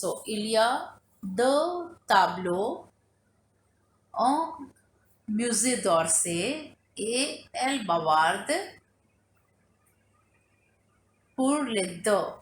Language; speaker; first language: French; non-native, fluent; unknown